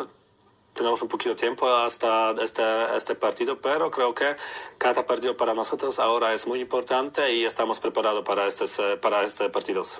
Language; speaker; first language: Spanish; non-native, learner; Polish